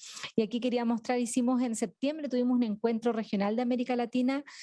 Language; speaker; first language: Spanish; native; Spanish